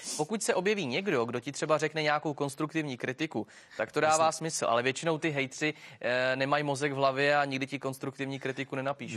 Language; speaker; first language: Czech; native; Czech